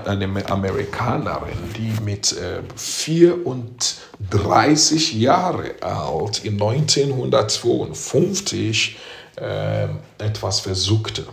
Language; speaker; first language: German; non-native, fluent; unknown